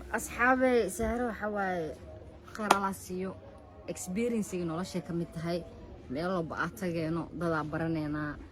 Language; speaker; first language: Somali; early bilingual, heritage; Somali